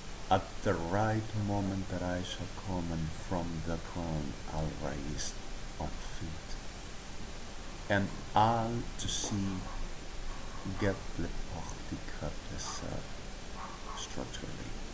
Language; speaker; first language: English; non-native, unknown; Spanish